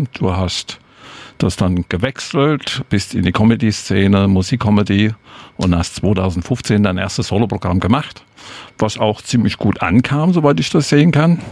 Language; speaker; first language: German; native; German